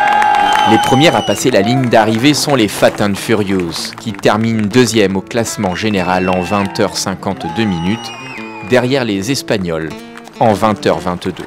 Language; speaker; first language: French; native; French